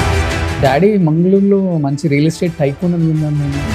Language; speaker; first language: Telugu; native; Telugu